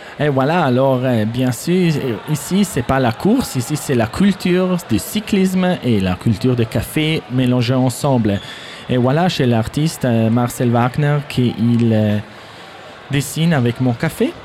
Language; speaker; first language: French; non-native, learner; German